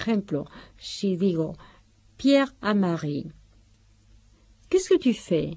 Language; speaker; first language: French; non-native, fluent; Spanish